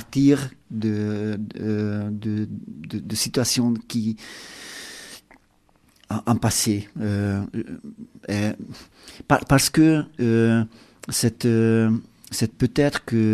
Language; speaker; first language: French; non-native, learner; Hungarian